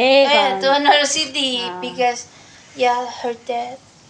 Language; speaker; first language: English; non-native, learner; Indonesian